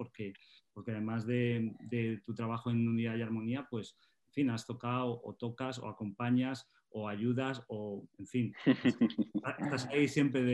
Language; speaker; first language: Spanish; native; Spanish